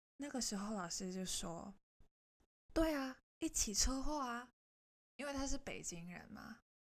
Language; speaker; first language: Chinese; non-native, local second language; Cantonese